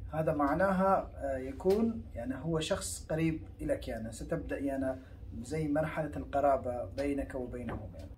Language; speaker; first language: Arabic; early bilingual, heritage; Arabic